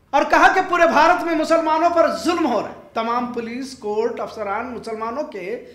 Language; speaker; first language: Hindi; non-native, local second language; Urdu